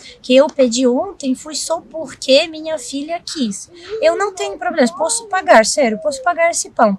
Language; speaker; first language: Portuguese; non-native, fluent; Russian